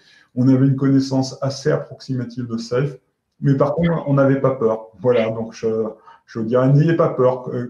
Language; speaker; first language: French; native; French